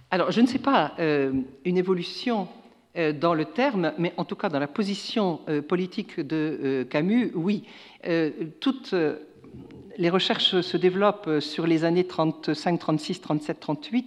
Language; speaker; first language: French; native; French